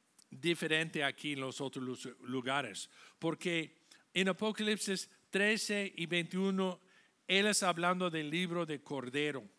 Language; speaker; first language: Spanish; non-native, fluent; English